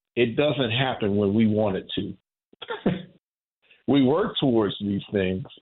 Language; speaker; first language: English; native; English